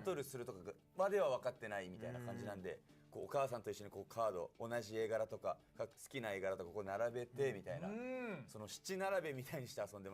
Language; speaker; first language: Japanese; native; Japanese